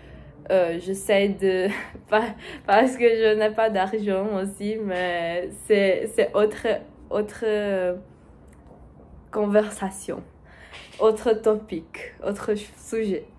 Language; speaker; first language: French; non-native, learner; Portuguese